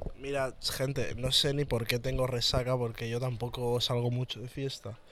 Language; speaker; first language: Spanish; native; Spanish